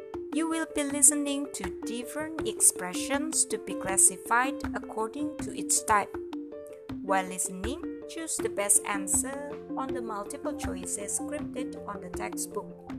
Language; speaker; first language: English; non-native, fluent; Indonesian